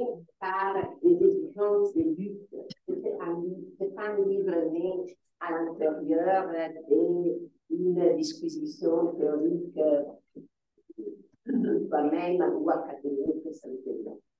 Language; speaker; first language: French; non-native, fluent; Italian